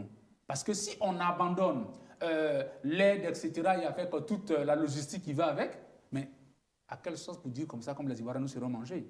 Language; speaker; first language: French; native; French